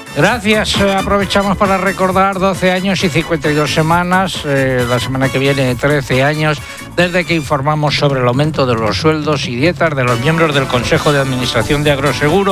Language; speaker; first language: Spanish; native; Spanish